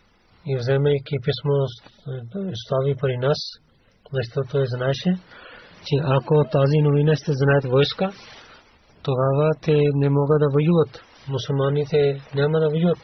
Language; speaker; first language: Bulgarian; non-native, learner; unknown